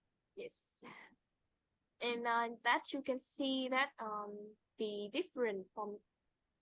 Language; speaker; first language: English; non-native, fluent; Vietnamese